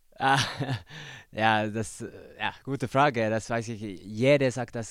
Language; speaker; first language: German; non-native, learner; Finnish